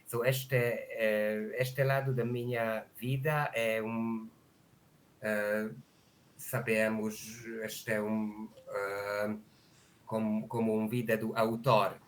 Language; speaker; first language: Portuguese; non-native, learner; Hungarian